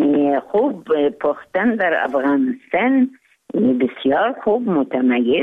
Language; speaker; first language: Persian; non-native, learner; Arabic